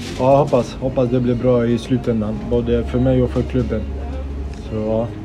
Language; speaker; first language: Swedish; early bilingual, other home language; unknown